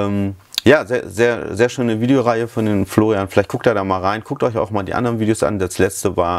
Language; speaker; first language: German; native; German